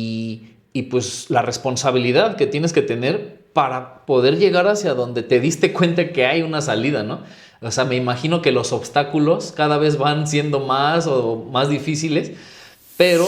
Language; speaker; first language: Spanish; native; Spanish